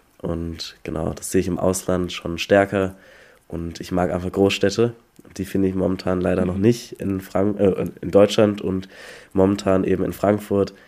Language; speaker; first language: German; native; German